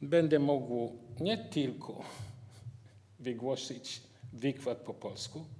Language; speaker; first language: Polish; non-native, learner; English